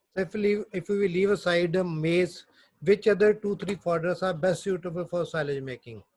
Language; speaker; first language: English; non-native, local second language; Punjabi